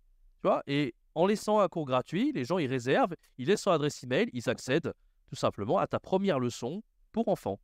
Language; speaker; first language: French; native; French